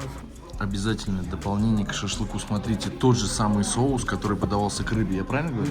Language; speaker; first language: Russian; native; Russian